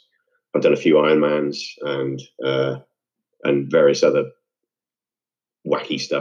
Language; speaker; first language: English; native; English